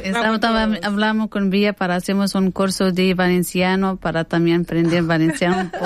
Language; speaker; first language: Spanish; non-native, learner; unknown